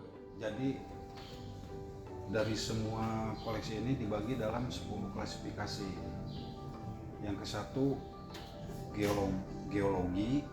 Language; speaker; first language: Indonesian; native; Indonesian